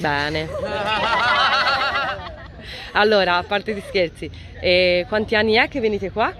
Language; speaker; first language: Italian; native; Italian